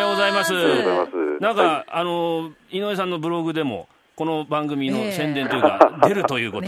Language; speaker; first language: Japanese; native; Japanese